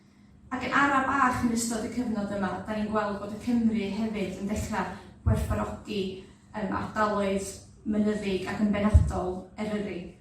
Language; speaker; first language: Welsh; native; Welsh